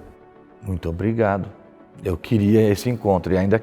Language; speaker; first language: Portuguese; native; Portuguese